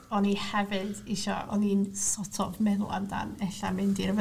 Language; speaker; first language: Welsh; non-native, local second language; English